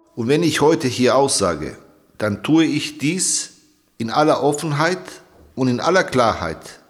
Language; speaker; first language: German; native; German